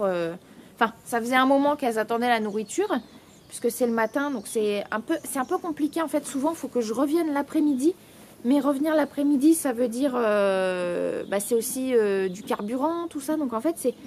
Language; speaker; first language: French; native; French